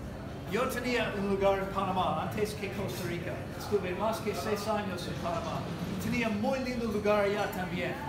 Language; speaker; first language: Spanish; non-native, learner; English